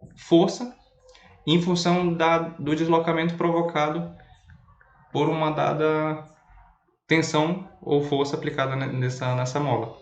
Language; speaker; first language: Portuguese; native; Portuguese